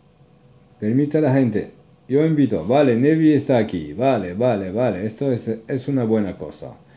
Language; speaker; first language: Spanish; non-native, learner; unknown